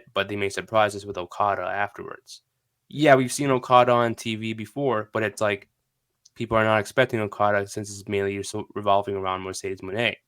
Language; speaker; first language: English; native; English